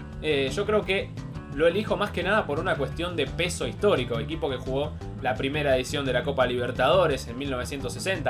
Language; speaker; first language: Spanish; native; Spanish